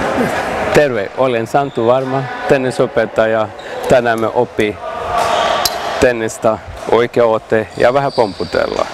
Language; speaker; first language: Finnish; non-native, learner; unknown